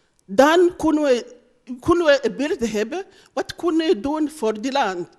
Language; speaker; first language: Dutch; non-native, learner; Rundi